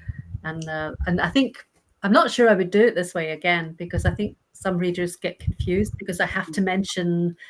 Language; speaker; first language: English; native; English